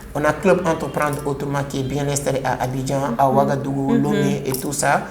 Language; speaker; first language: French; non-native, local second language; Wolof